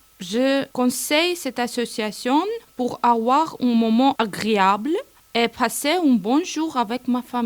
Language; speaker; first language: French; non-native, learner; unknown